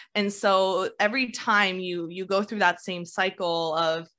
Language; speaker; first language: English; native; English